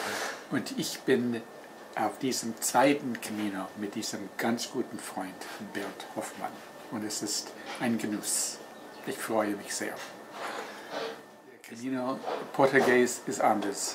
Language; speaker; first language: German; non-native, fluent; English